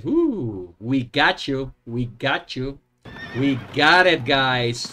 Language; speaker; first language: English; non-native, fluent; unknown